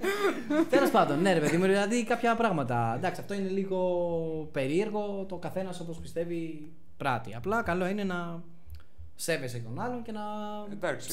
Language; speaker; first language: Greek; native; Greek